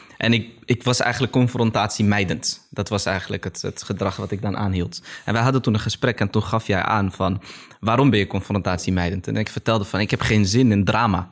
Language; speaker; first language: Dutch; early bilingual, other home language; Arabic